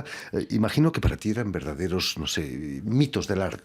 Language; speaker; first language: Spanish; native; Spanish